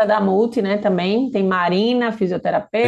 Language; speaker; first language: Portuguese; native; Portuguese